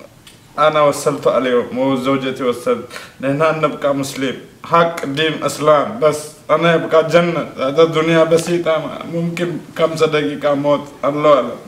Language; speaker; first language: Arabic; non-native, learner; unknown